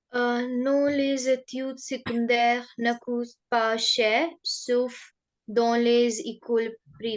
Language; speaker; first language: French; non-native, learner; Hindi